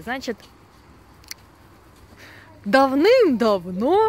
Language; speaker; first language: Russian; native; Russian